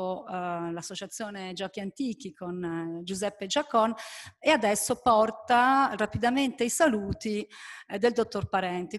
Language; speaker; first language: Italian; native; Italian